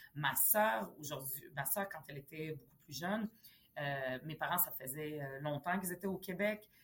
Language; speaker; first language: French; early bilingual, other home language; Arabic